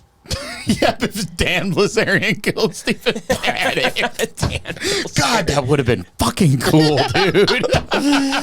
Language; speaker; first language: English; native; English